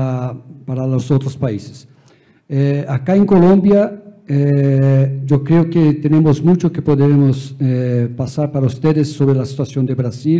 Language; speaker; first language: Spanish; non-native, fluent; Portuguese